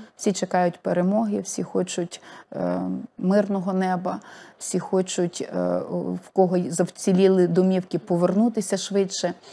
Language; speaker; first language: Ukrainian; native; Ukrainian